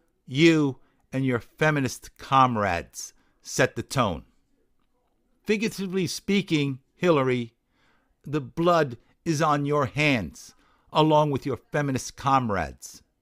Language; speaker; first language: English; native; English